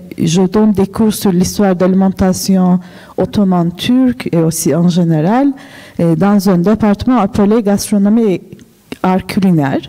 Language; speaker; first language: French; non-native, fluent; Turkish